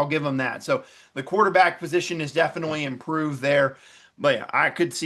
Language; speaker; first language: English; native; English